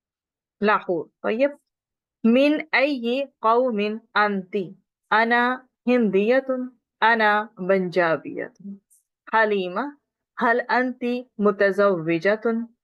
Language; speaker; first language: Arabic; non-native, fluent; Urdu